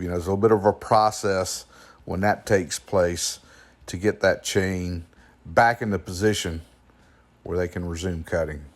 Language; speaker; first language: English; native; English